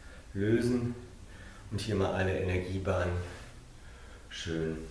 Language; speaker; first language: German; non-native, fluent; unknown